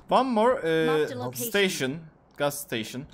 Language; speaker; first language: English; non-native, learner; Turkish